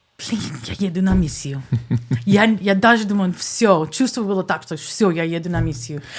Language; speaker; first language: Russian; non-native, fluent; English